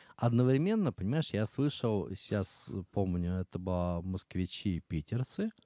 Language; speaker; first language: Russian; native; Russian